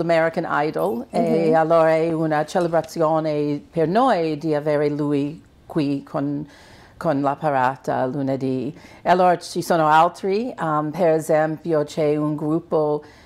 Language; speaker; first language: Italian; non-native, fluent; English